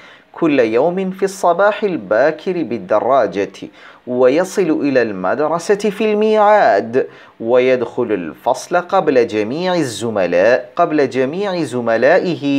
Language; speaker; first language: Arabic; non-native, fluent; Bangla